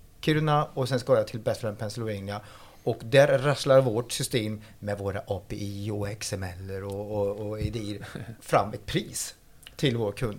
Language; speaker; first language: Swedish; non-native, fluent; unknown